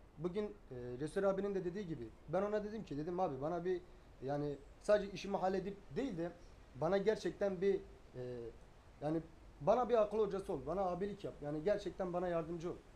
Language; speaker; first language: Turkish; native; Turkish